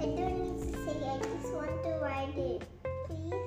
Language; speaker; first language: English; non-native, learner; Indonesian